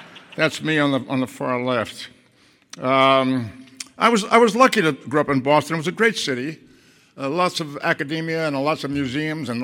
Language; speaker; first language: English; native; English